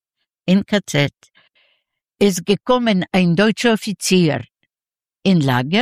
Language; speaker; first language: German; non-native, fluent; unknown